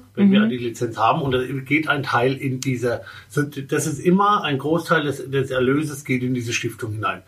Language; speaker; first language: German; native; German